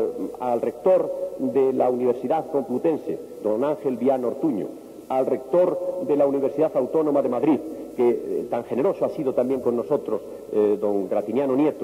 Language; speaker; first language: Spanish; native; Spanish